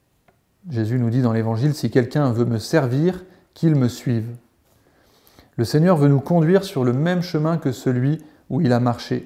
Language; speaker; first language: French; native; French